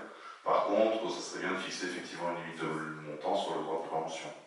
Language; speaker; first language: French; native; French